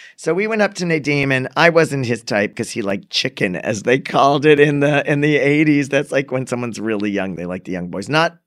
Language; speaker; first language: English; native; English